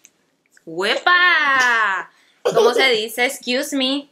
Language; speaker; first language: Spanish; native; Spanish